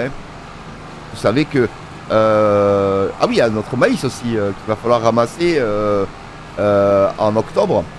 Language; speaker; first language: French; native; French